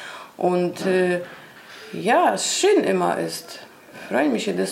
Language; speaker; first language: German; non-native, learner; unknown